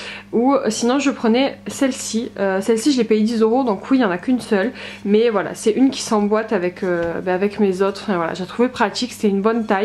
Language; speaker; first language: French; native; French